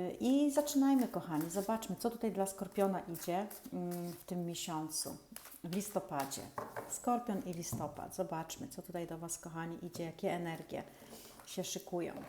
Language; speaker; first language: Polish; native; Polish